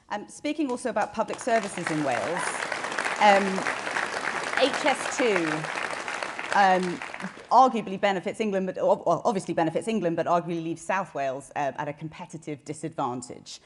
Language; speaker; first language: English; native; English